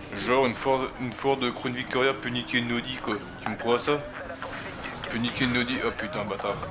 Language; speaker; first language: French; native; French